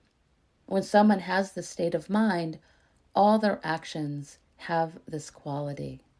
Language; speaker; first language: English; native; English